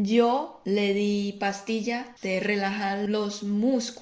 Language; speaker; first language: Spanish; non-native, fluent; Chinese